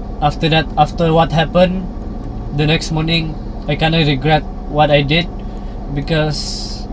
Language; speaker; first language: English; non-native, local second language; Malay